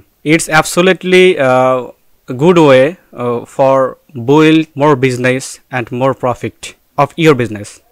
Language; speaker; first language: English; non-native, local second language; Bangla